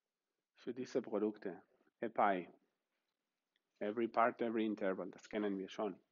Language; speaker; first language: German; non-native, fluent; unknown